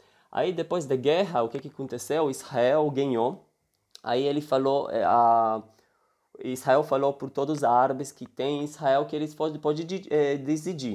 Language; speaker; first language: Portuguese; early bilingual, heritage; Hebrew